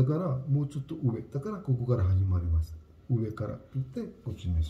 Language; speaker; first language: Japanese; non-native, learner; Hindi